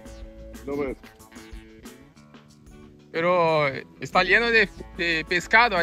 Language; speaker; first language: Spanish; non-native, learner; Portuguese